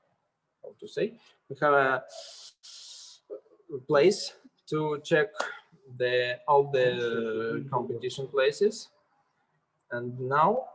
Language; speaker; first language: English; non-native, learner; Russian